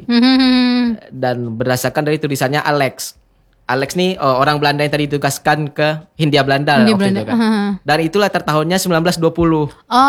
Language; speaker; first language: Indonesian; native; Indonesian